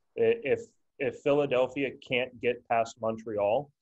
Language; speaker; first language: English; native; English